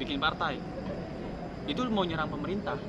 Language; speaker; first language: Indonesian; native; Indonesian